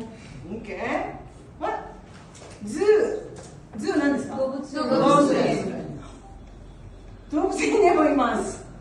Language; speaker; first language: Japanese; non-native, learner; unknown